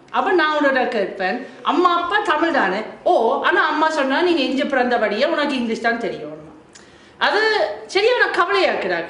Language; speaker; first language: Tamil; non-native, fluent; German